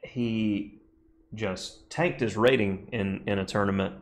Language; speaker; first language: English; native; English